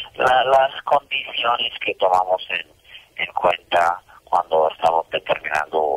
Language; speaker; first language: Spanish; non-native, fluent; English